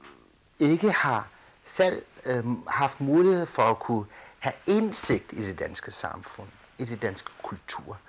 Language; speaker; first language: Danish; early bilingual, other home language; Kurdish